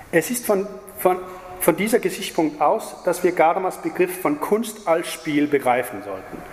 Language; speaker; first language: German; non-native, fluent; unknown